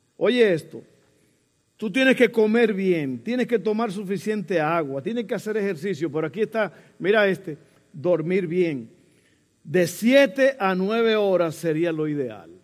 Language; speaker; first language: Spanish; early bilingual, heritage; Spanish